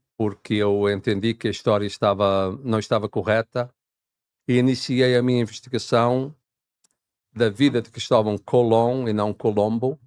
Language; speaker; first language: Portuguese; native; Portuguese